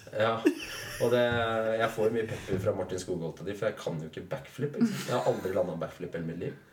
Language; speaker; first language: Norwegian; native; Norwegian